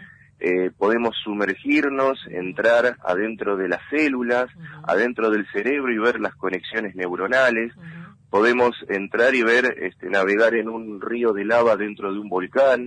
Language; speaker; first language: Spanish; native; Spanish